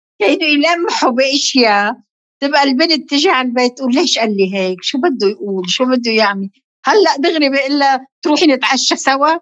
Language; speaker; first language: Arabic; native; Arabic